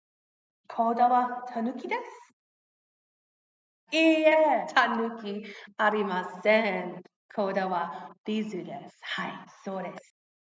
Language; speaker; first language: Japanese; non-native, fluent; English